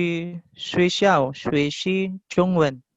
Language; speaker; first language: Chinese; non-native, learner; Indonesian